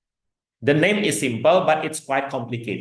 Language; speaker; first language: English; non-native, fluent; Indonesian